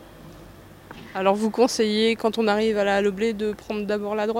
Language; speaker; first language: French; native; French